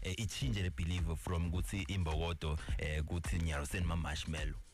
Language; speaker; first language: Zulu; non-native, local second language; Swati